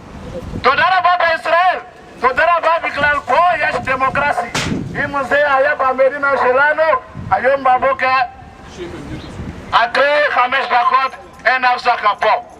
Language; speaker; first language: Hebrew; non-native, learner; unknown